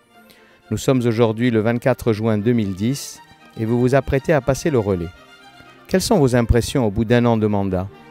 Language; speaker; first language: French; native; French